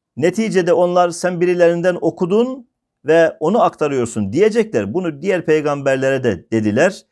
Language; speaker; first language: Turkish; native; Turkish